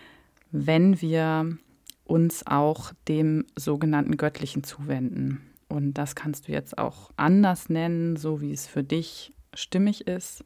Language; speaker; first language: German; native; German